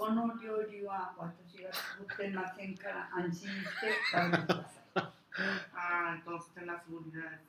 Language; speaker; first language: Japanese; non-native, learner; Spanish